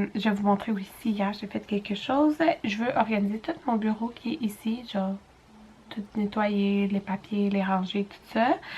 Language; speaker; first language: French; native; French